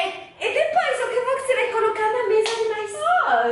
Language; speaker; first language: Portuguese; non-native, learner; French